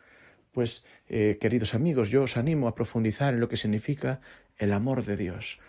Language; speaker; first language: Spanish; native; Spanish